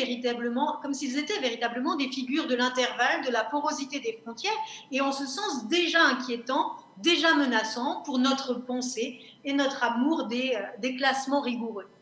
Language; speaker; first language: French; native; French